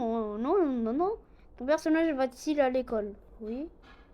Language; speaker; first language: French; non-native, local second language; Arabic